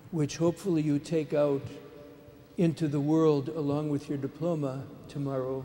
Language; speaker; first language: English; native; English